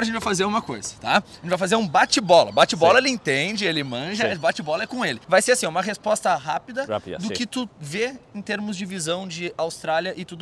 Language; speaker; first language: Portuguese; native; Portuguese